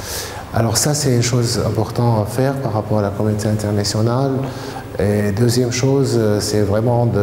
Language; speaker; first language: French; non-native, fluent; Arabic